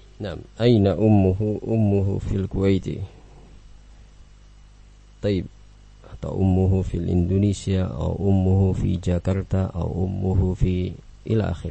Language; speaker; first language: Arabic; non-native, fluent; Indonesian